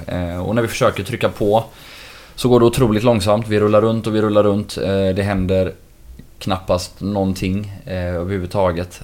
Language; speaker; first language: Swedish; native; Swedish